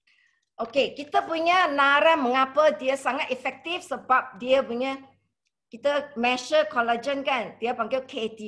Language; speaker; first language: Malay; non-native, local second language; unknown